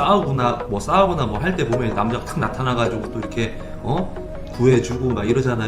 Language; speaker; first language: Korean; native; Korean